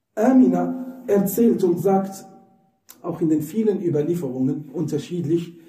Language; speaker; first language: German; non-native, fluent; Arabic